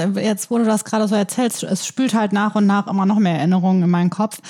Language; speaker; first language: German; native; German